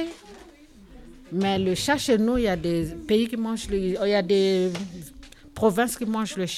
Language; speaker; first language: French; non-native, local second language; Lingala